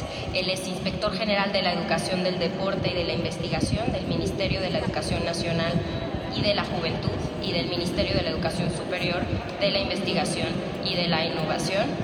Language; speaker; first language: Spanish; native; Spanish